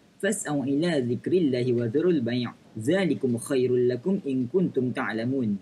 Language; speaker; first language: Arabic; non-native, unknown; Malay